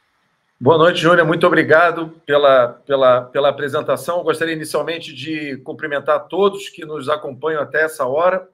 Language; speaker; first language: Portuguese; native; Portuguese